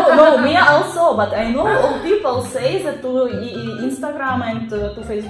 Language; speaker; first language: English; non-native, learner; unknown